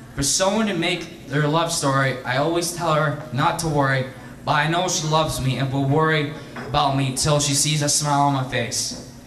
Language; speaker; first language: English; native; English